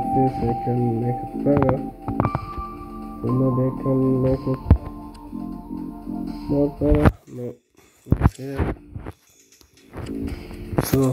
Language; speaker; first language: English; non-native, learner; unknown